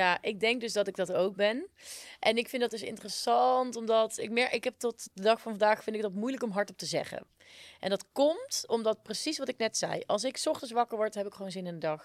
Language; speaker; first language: Dutch; native; Dutch